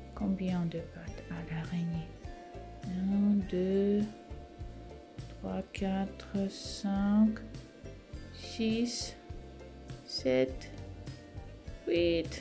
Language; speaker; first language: French; non-native, fluent; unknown